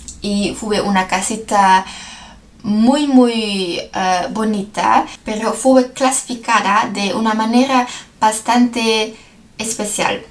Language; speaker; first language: Spanish; non-native, learner; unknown